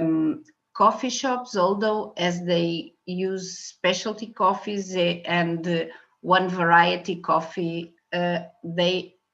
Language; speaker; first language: English; non-native, fluent; Portuguese